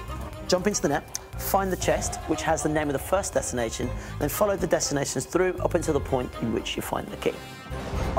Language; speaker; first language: English; native; English